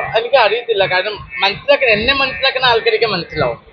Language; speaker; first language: Malayalam; non-native, local second language; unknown